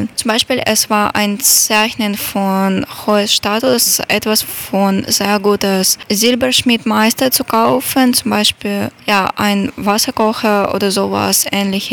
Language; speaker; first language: German; non-native, fluent; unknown